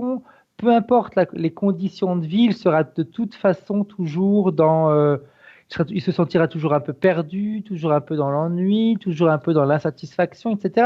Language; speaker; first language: French; native; French